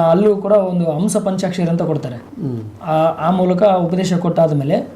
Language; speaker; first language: Kannada; native; Kannada